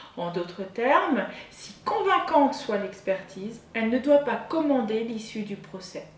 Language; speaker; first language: French; native; French